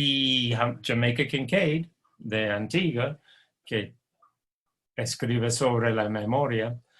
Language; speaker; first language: Spanish; non-native, fluent; English